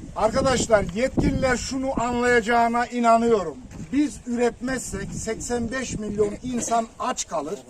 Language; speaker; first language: Turkish; native; Turkish